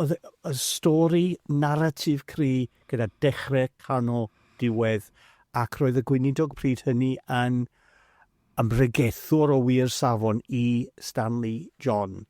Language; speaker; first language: Welsh; non-native, fluent; English